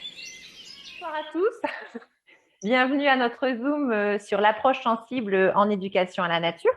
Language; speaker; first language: French; native; French